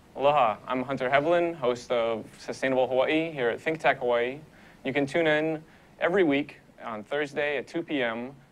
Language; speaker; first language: English; native; English